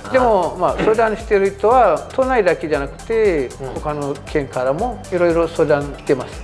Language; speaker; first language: Japanese; non-native, fluent; Amharic